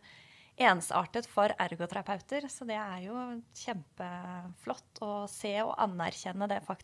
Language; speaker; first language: Norwegian; native; Norwegian